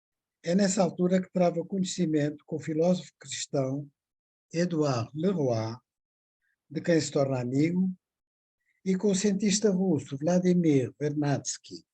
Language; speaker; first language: Portuguese; native; Portuguese